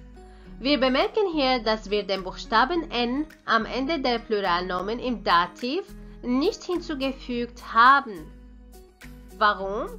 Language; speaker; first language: German; non-native, fluent; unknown